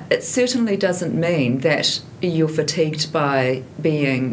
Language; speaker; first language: English; native; English